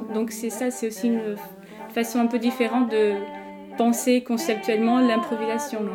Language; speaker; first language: French; non-native, fluent; Portuguese